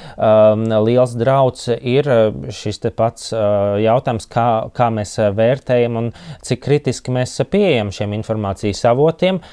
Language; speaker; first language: Latvian; native; Latvian